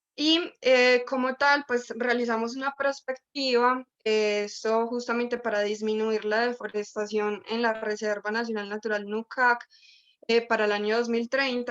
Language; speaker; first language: Spanish; native; Spanish